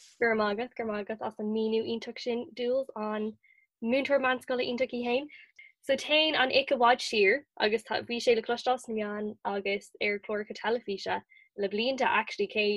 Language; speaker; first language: Irish; non-native, local second language; English